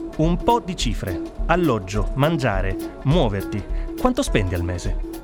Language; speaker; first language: Italian; native; Italian